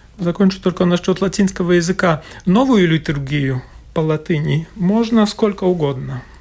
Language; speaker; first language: Russian; non-native, local second language; Latvian